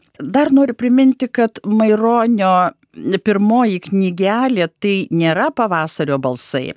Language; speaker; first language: Lithuanian; native; Lithuanian